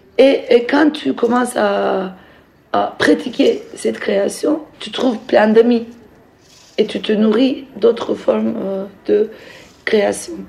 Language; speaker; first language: French; non-native, fluent; Turkish